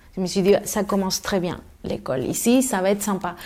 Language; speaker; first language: French; non-native, fluent; Spanish